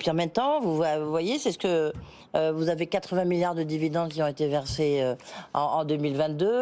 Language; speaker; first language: French; native; French